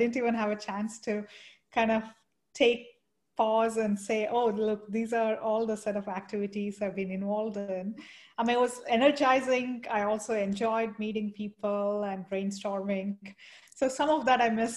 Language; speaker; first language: English; non-native, local second language; Kannada